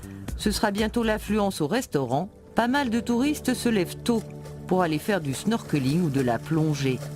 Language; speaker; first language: French; native; French